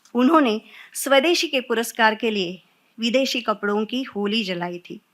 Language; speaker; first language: Hindi; non-native, local second language; Marathi